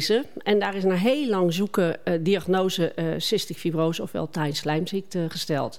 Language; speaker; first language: Dutch; native; Dutch